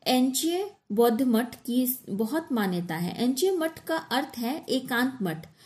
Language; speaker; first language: Hindi; native; Hindi